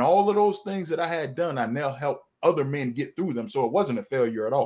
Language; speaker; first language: English; native; English